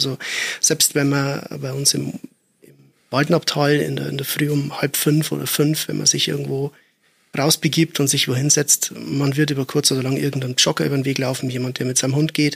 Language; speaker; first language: German; native; German